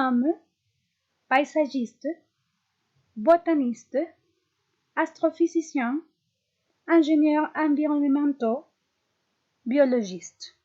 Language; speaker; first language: French; non-native, fluent; Spanish